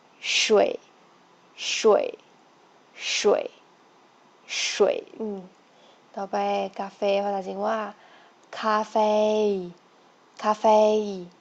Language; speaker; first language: Chinese; non-native, fluent; Thai